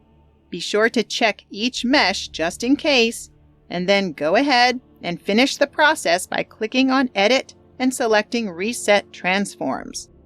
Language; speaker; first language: English; native; English